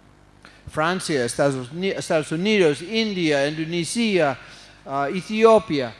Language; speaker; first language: Spanish; non-native, fluent; English